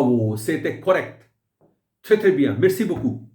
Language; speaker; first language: French; non-native, fluent; Hindi